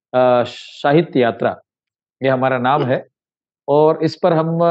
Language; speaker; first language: Hindi; native; Hindi